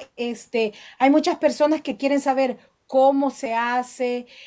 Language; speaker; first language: Spanish; native; Spanish